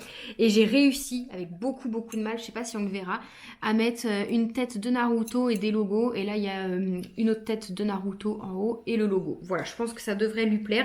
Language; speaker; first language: French; native; French